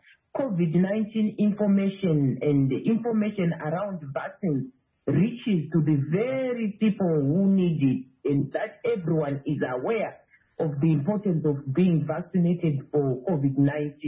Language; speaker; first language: English; non-native, local second language; Shona